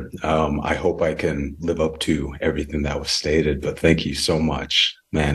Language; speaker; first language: English; native; English